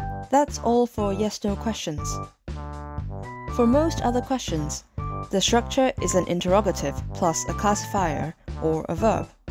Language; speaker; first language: English; non-native, local second language; Cantonese